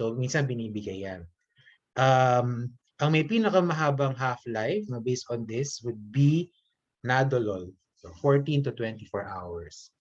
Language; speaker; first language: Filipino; native; Filipino